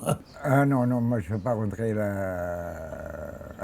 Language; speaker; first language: French; non-native, learner; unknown